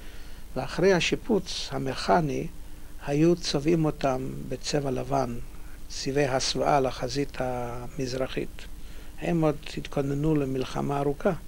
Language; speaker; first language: Hebrew; non-native, fluent; Polish